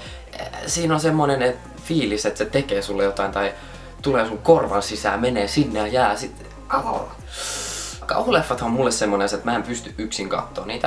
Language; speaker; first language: Finnish; native; Finnish